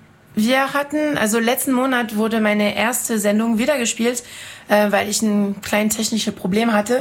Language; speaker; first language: German; non-native, fluent; French